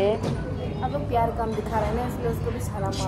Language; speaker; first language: Hindi; non-native, local second language; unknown